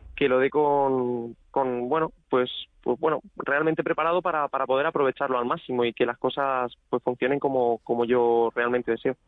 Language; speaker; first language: Spanish; native; Spanish